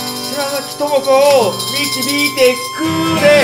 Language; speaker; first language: Japanese; native; Japanese